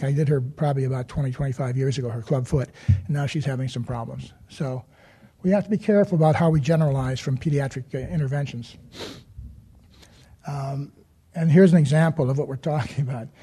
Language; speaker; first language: English; native; English